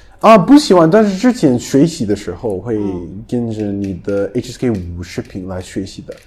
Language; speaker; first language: Chinese; non-native, fluent; English